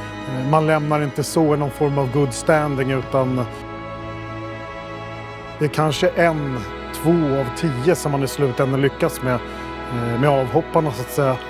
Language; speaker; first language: Swedish; native; Swedish